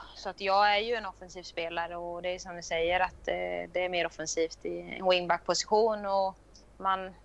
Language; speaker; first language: Swedish; native; Swedish